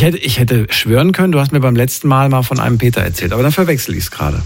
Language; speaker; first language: German; native; German